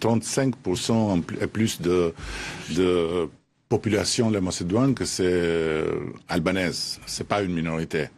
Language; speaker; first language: French; non-native, fluent; Albanian